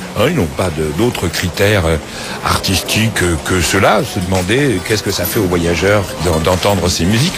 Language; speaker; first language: French; native; French